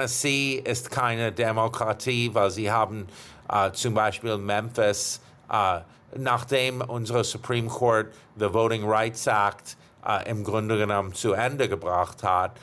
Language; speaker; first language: German; non-native, fluent; English